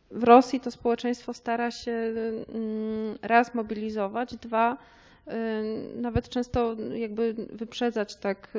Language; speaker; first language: Polish; native; Polish